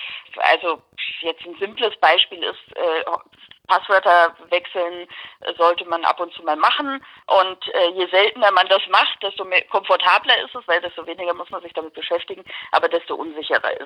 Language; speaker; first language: German; native; German